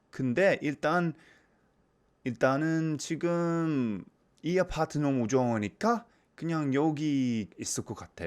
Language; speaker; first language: Korean; non-native, learner; English